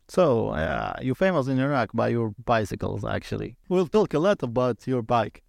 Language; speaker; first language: English; non-native, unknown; Arabic